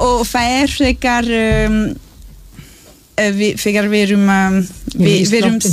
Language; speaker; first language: Icelandic; non-native, learner; French